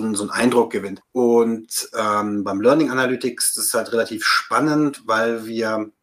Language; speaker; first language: German; native; German